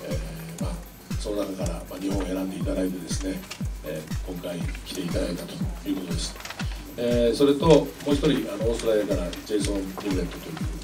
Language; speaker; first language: Japanese; native; Japanese